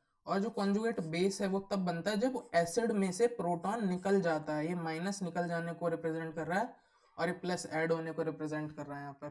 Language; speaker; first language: Hindi; native; Hindi